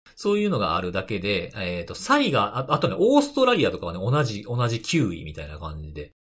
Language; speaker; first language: Japanese; native; Japanese